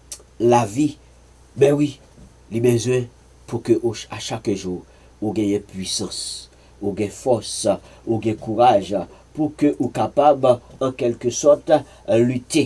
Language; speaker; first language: French; non-native, learner; Haitian Creole